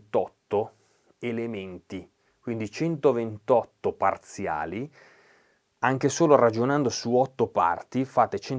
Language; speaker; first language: Italian; native; Italian